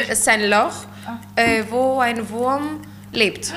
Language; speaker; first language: German; early bilingual, other home language; Greek